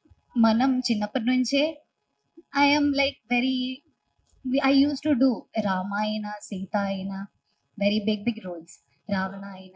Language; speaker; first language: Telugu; non-native, learner; Malayalam